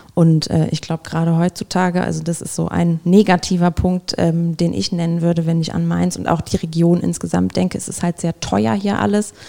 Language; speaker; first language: German; native; German